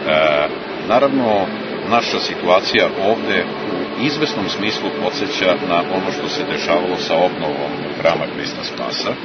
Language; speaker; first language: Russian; non-native, learner; Serbian